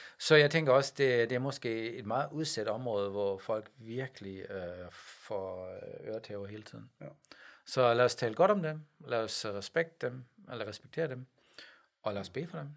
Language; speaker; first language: Danish; non-native, fluent; German